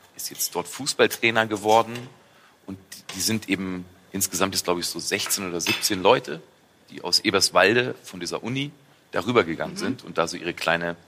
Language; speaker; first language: German; native; German